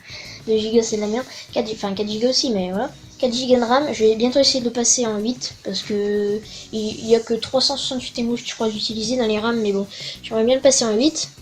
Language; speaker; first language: French; native; French